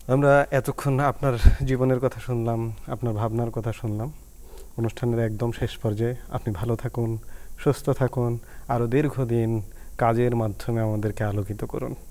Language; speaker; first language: Bangla; native; Bangla